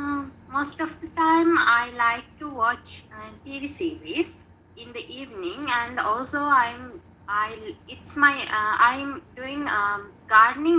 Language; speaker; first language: English; non-native, learner; Sinhala